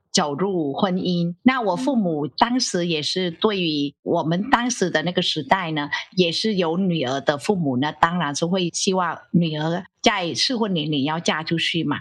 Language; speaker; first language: Chinese; non-native, fluent; Vietnamese